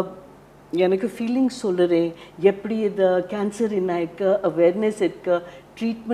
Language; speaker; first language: Tamil; non-native, learner; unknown